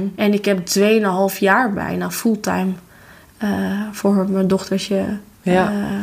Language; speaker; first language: Dutch; non-native, fluent; Albanian